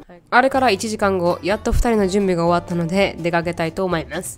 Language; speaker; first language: Japanese; native; Japanese